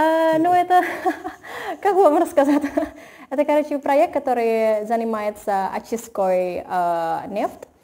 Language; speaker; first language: Russian; non-native, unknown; Indonesian